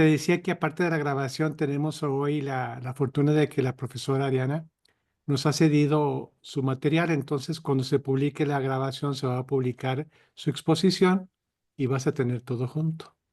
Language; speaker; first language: Spanish; native; Spanish